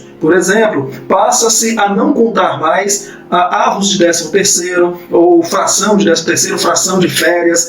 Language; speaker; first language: Portuguese; native; Portuguese